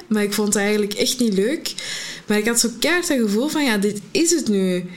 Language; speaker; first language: Dutch; early bilingual, other home language; Arabic